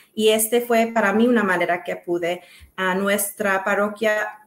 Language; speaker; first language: Spanish; early bilingual, other home language; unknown